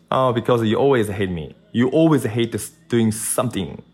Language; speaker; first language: English; non-native, learner; Korean